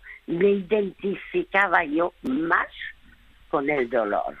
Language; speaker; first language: Spanish; early bilingual, other home language; French